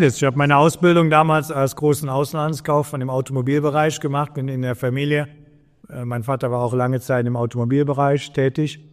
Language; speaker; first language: German; native; German